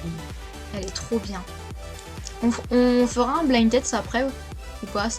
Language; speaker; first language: French; native; French